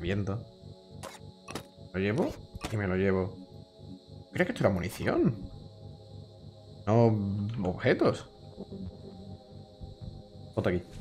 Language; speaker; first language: Spanish; native; Spanish